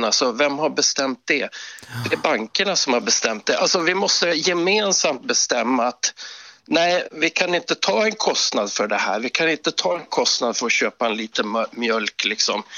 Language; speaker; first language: Swedish; native; Swedish